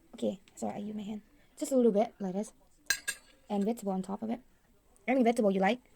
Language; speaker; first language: English; non-native, learner; Thai